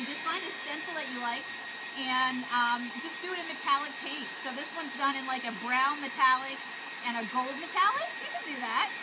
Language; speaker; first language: English; native; English